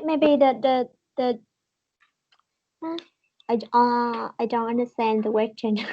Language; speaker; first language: English; non-native, learner; Vietnamese